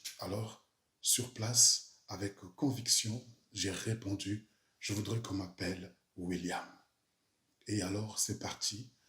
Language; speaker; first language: French; early bilingual, other home language; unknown